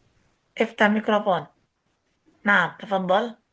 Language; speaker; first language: Arabic; non-native, fluent; Indonesian